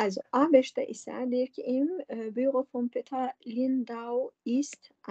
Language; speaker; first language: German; non-native, fluent; Azerbaijani